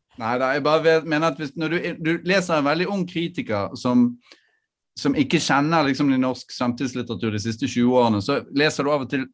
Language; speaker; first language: Norwegian; native; Norwegian